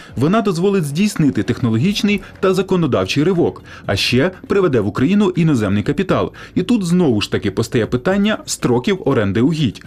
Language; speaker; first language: Ukrainian; native; Ukrainian